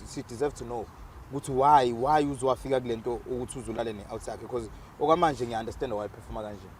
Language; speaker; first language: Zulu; native; Zulu